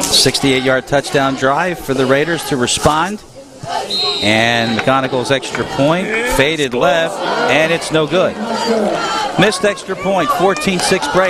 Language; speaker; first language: English; native; English